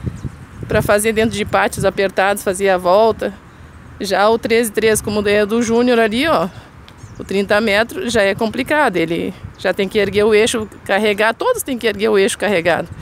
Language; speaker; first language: Portuguese; native; Portuguese